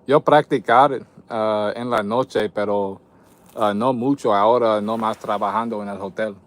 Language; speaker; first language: Spanish; non-native, learner; English